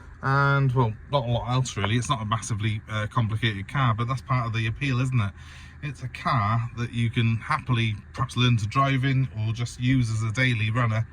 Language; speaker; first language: English; native; English